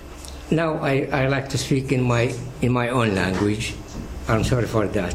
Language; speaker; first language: English; non-native, learner; Arabic